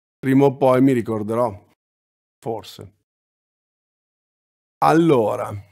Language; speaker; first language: Italian; native; Italian